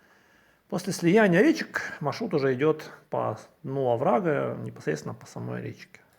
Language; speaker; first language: Russian; native; Russian